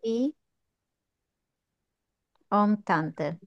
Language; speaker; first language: Indonesian; non-native, learner; English